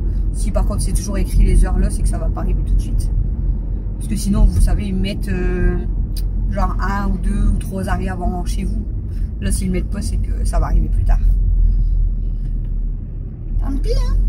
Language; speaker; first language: French; native; French